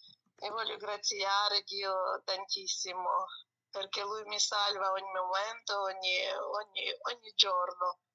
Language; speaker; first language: Italian; non-native, learner; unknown